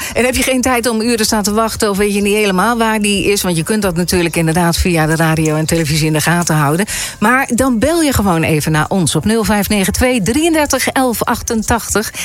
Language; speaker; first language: Dutch; native; Dutch